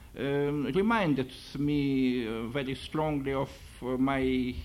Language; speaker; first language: English; non-native, fluent; Lithuanian